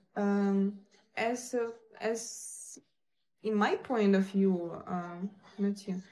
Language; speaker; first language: English; non-native, learner; Ukrainian